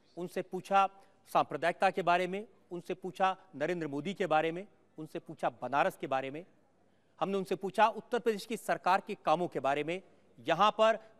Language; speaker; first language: Hindi; native; Hindi